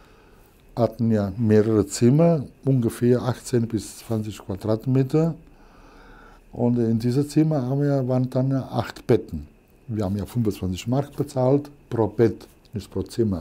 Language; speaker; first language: German; non-native, fluent; Italian